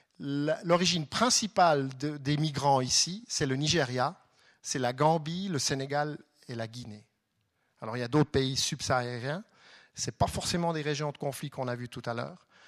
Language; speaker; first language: French; non-native, local second language; German